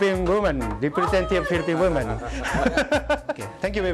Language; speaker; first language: English; non-native, learner; Thai